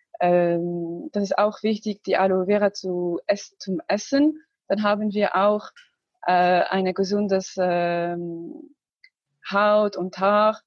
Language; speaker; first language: German; non-native, learner; Arabic